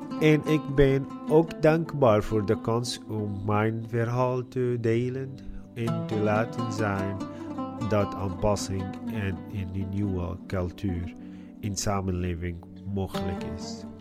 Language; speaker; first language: Dutch; non-native, learner; Arabic